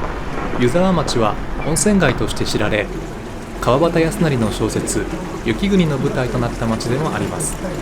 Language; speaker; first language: Japanese; native; Japanese